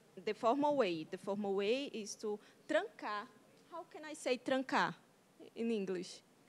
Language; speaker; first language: English; non-native, learner; Portuguese